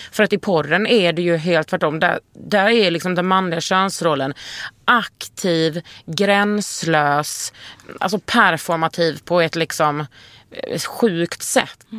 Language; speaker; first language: Swedish; native; Swedish